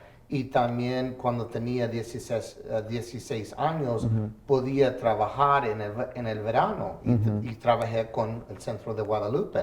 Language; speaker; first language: Spanish; early bilingual, heritage; English